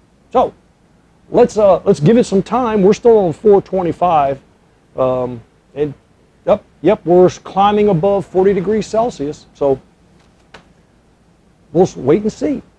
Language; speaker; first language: English; native; English